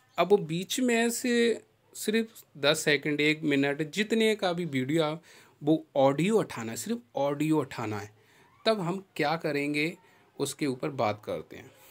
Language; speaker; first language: Hindi; native; Hindi